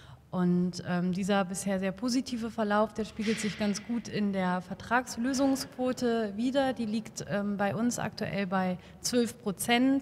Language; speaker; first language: German; native; German